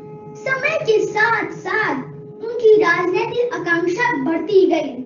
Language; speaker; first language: Hindi; native; Hindi